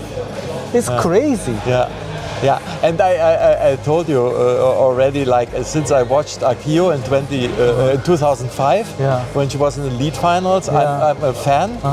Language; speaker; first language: English; non-native, learner; Japanese